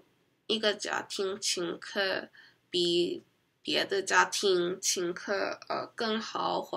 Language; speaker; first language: Chinese; non-native, learner; Korean